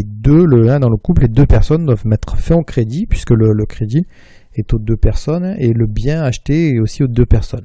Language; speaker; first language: French; native; French